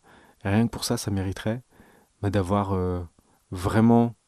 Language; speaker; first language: French; native; French